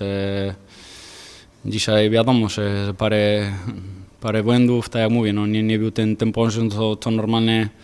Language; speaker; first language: Polish; non-native, fluent; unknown